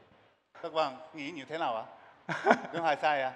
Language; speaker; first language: Vietnamese; non-native, learner; Japanese